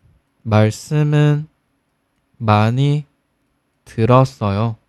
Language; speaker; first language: Korean; non-native, fluent; Chinese